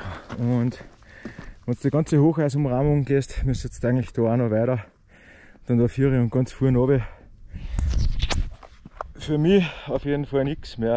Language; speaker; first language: German; native; German